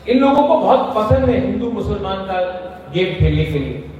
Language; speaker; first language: Hindi; non-native, local second language; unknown